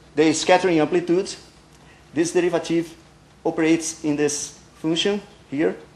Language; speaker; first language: English; non-native, learner; Portuguese